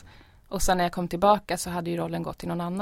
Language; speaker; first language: Swedish; native; Swedish